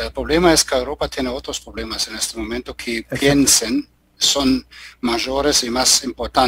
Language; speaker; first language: Spanish; non-native, learner; German